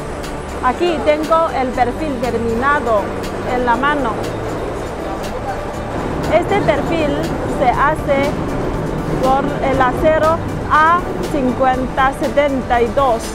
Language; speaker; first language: Spanish; non-native, learner; Chinese